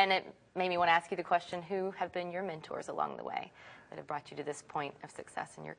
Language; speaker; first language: English; native; English